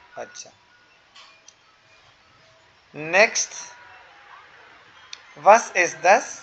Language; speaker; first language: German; non-native, fluent; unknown